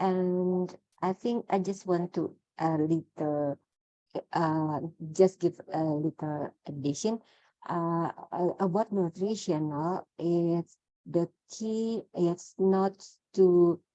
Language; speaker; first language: English; non-native, learner; Indonesian